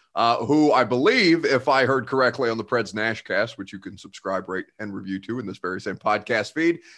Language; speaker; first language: English; native; English